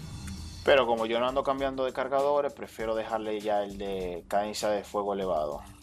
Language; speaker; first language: Spanish; native; Spanish